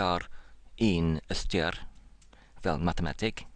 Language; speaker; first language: Welsh; non-native, learner; English